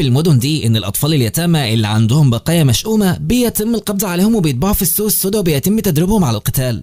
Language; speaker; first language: Arabic; native; Arabic